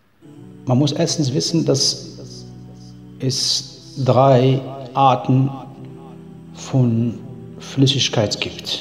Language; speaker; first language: German; non-native, fluent; Arabic